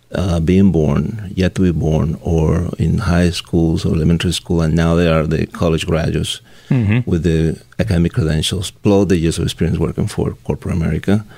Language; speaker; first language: English; non-native, fluent; Spanish